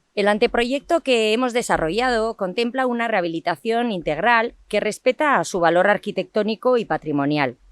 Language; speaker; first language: Spanish; non-native, local second language; Basque